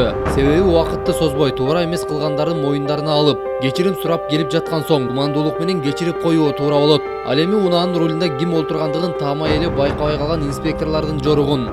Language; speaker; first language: Kyrgyz; native; Kyrgyz